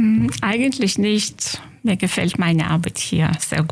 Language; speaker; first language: German; non-native, fluent; Lithuanian